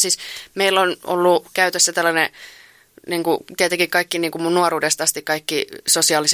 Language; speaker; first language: Finnish; native; Finnish